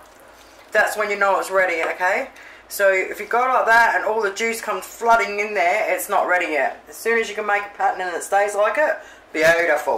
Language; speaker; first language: English; native; English